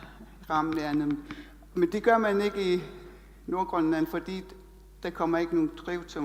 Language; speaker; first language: Danish; non-native, local second language; Kalaallisut